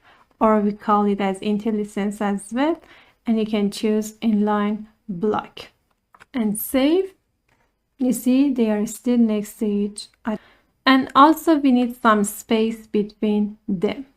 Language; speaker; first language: English; non-native, fluent; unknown